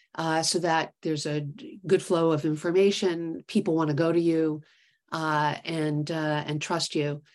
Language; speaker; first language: English; native; English